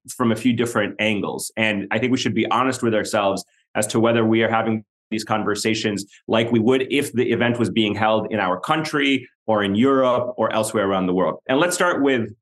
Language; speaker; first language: English; non-native, fluent; Arabic